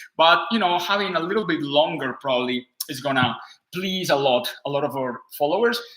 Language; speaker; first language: English; non-native, fluent; Spanish